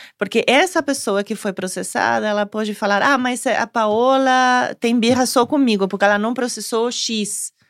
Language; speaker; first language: Portuguese; non-native, fluent; Spanish